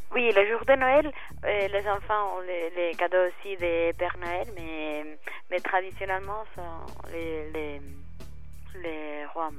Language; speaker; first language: French; non-native, learner; Spanish